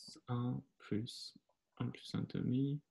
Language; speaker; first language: French; non-native, fluent; Chinese